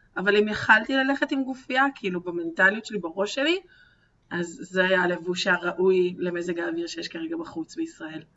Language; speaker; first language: Hebrew; native; Hebrew